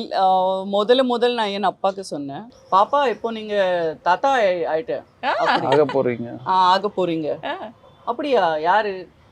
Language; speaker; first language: Tamil; non-native, fluent; Gujarati